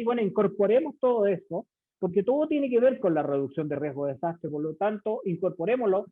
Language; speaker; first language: Spanish; native; Spanish